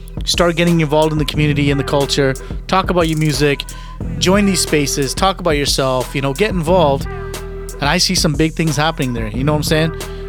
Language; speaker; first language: English; early bilingual, other home language; Punjabi